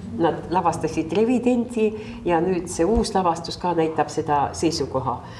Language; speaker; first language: Estonian; non-native, local second language; Russian